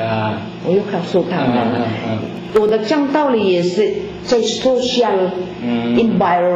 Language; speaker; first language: Chinese; non-native, learner; Filipino